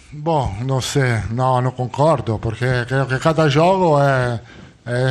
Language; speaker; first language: Portuguese; non-native, fluent; Italian